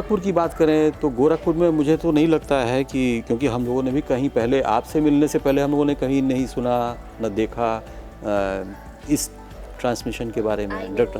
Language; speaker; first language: Hindi; native; Hindi